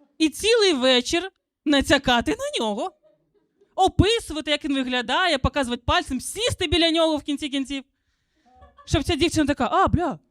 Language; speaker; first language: Ukrainian; non-native, local second language; Russian